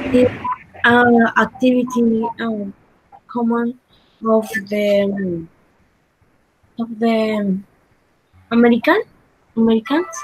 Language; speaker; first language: English; non-native, learner; Spanish